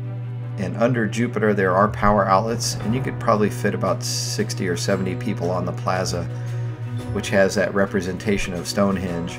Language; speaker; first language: English; native; English